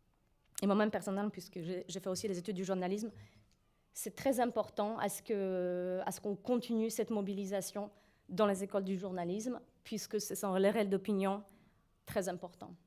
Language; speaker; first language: French; non-native, fluent; Polish